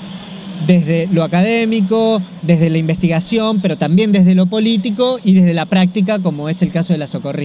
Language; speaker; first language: Spanish; native; Spanish